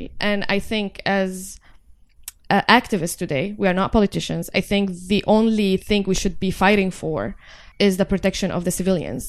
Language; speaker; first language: English; non-native, fluent; Arabic